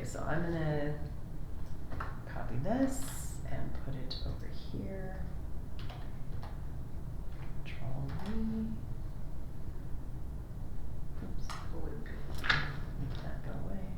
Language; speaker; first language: English; native; English